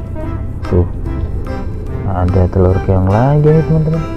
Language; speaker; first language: Indonesian; native; Indonesian